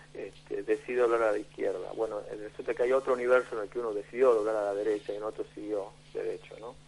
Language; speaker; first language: Spanish; native; Spanish